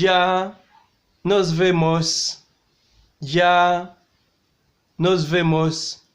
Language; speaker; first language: Spanish; non-native, learner; Haitian Creole